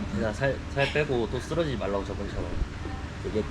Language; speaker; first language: Korean; non-native, fluent; Vietnamese